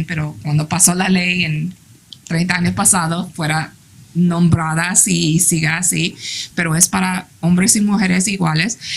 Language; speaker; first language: Spanish; early bilingual, heritage; English